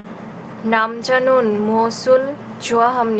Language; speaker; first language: Korean; non-native, learner; Bangla